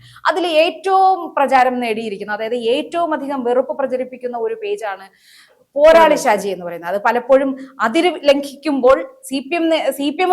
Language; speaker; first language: Malayalam; native; Malayalam